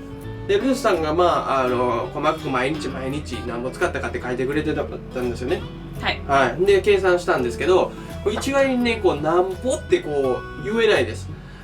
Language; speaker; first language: Japanese; native; Japanese